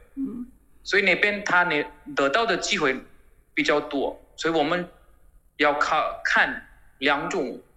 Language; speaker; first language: Chinese; non-native, fluent; Gujarati